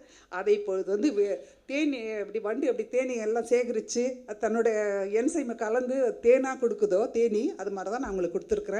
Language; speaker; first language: Tamil; native; Tamil